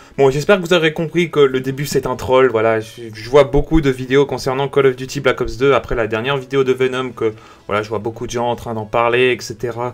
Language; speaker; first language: French; native; French